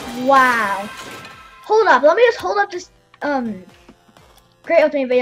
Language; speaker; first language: English; native; English